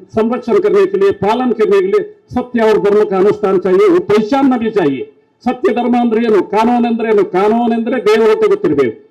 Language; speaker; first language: Hindi; non-native, local second language; Kannada